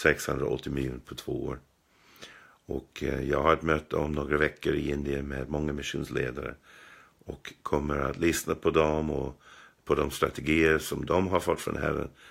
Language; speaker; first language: Swedish; non-native, fluent; English